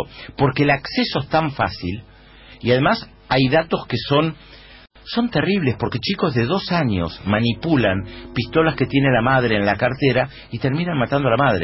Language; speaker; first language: Spanish; native; Spanish